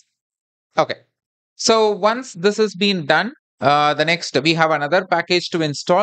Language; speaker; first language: English; non-native, local second language; Tamil